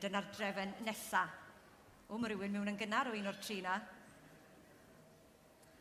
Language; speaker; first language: Welsh; native; Welsh